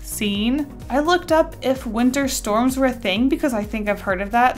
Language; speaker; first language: English; native; English